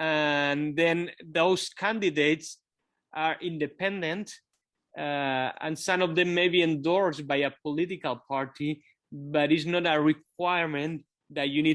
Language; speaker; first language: English; non-native, fluent; Kabuverdianu